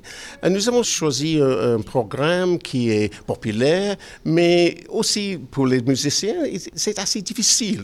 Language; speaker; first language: French; non-native, learner; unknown